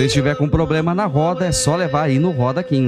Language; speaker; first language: Portuguese; native; Portuguese